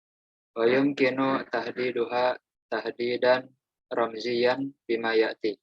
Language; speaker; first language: Arabic; non-native, learner; Indonesian